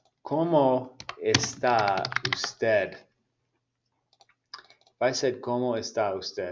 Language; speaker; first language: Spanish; non-native, fluent; English